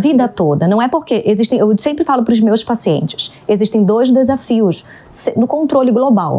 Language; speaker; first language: Portuguese; native; Portuguese